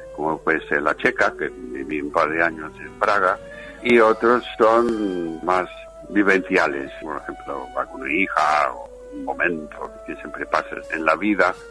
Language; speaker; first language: Spanish; native; Spanish